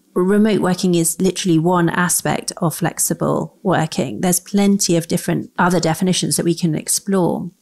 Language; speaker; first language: English; native; English